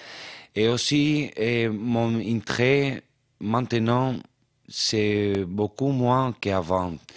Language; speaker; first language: French; non-native, fluent; Spanish